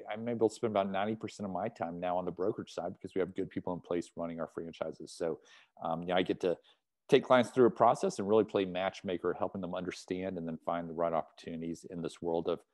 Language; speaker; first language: English; native; English